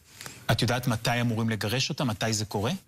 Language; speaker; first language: Hebrew; native; Hebrew